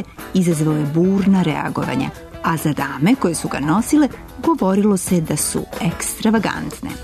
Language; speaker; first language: Serbian; native; Serbian